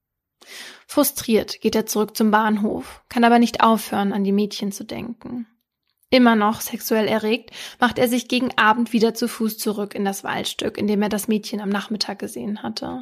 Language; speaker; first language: German; native; German